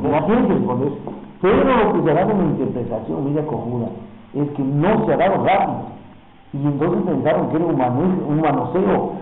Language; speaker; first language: Spanish; native; Spanish